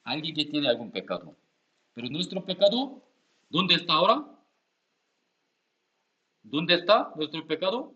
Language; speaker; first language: Spanish; non-native, learner; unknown